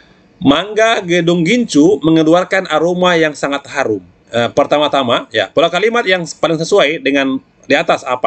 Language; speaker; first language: Indonesian; native; Indonesian